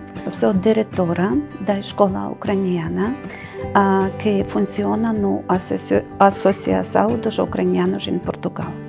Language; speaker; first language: Portuguese; non-native, fluent; Ukrainian